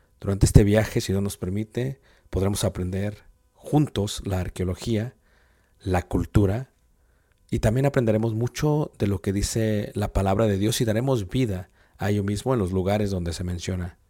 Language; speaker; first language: Spanish; native; Spanish